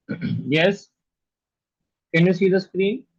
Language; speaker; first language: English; non-native, local second language; Telugu